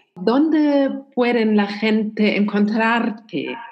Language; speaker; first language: Spanish; non-native, learner; German